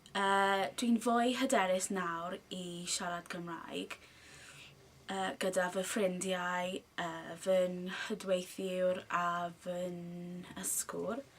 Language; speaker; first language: Welsh; non-native, learner; English